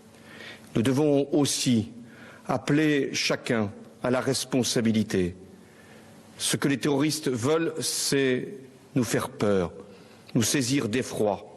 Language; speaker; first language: French; native; French